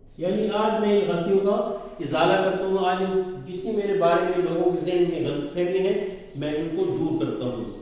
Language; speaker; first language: Urdu; non-native, local second language; Pashto